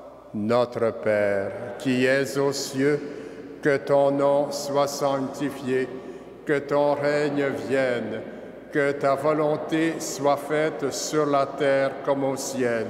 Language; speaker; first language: French; native; French